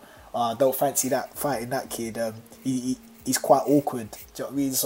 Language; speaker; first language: English; native; English